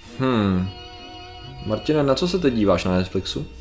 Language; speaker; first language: Czech; native; Czech